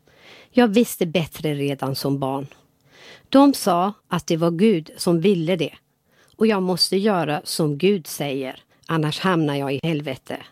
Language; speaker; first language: Swedish; non-native, fluent; Persian